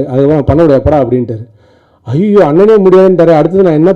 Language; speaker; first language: Tamil; native; Tamil